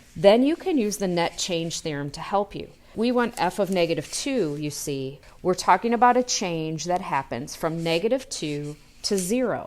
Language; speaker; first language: English; native; English